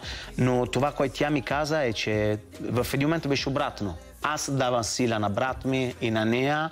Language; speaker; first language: Bulgarian; non-native, fluent; Italian